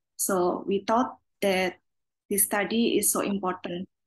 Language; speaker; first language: English; non-native, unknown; Indonesian